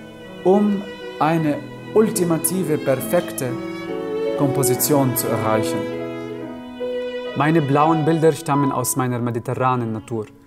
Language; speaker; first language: German; non-native, fluent; Arabic